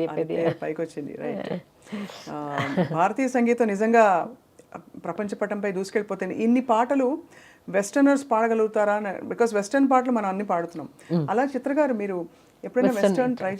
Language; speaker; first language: Telugu; native; Telugu